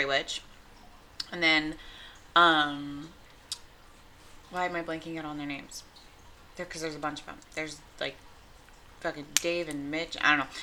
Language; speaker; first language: English; native; English